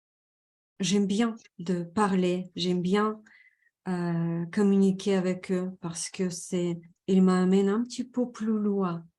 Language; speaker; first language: French; non-native, fluent; Russian